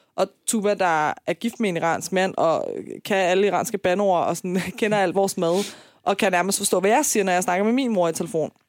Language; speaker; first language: Danish; early bilingual, other home language; Persian